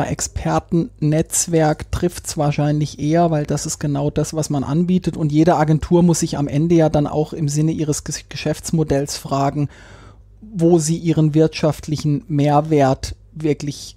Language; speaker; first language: German; native; German